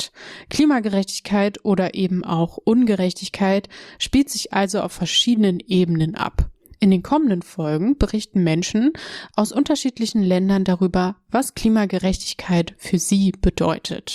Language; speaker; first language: German; native; German